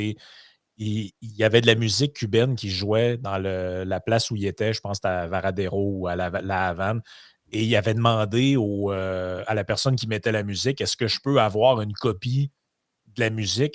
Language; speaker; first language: French; native; French